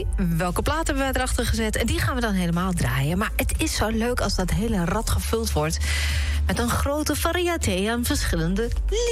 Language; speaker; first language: Dutch; native; Dutch